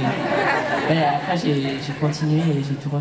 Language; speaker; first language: French; early bilingual, heritage; English